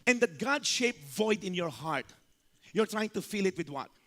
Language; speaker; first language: English; non-native, local second language; Filipino